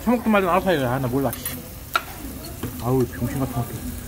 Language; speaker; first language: Korean; native; Korean